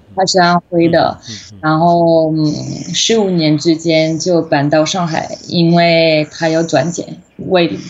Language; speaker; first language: Chinese; non-native, fluent; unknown